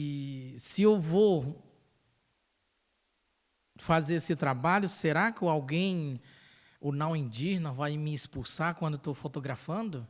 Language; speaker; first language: Portuguese; non-native, local second language; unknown